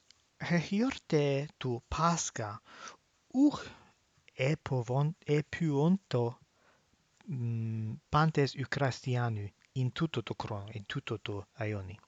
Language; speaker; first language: Greek; non-native, learner; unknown